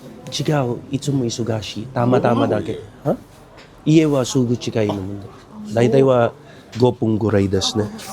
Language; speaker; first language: Japanese; non-native, learner; Filipino